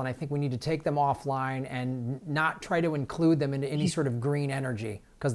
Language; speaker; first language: English; native; English